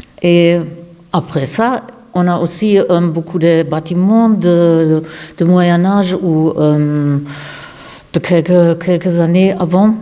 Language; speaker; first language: French; non-native, learner; German